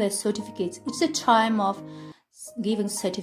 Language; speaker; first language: English; non-native, fluent; Kyrgyz